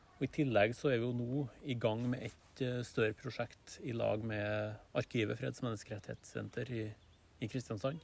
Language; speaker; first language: Norwegian; native; Norwegian